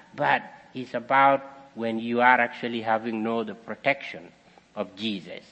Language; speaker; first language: English; non-native, fluent; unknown